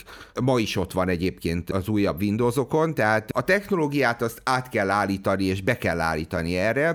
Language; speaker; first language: Hungarian; native; Hungarian